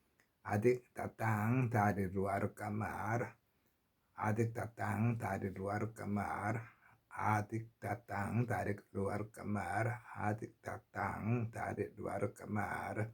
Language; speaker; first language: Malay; non-native, learner; Korean